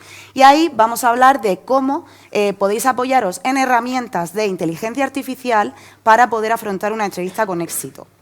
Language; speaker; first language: Spanish; native; Spanish